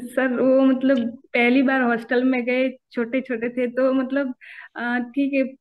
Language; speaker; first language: Hindi; native; Hindi